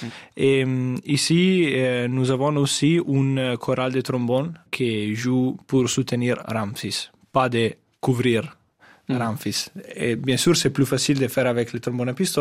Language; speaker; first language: French; non-native, fluent; Italian